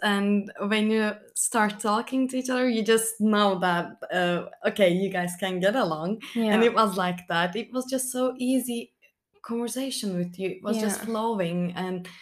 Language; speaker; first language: English; non-native, fluent; Turkish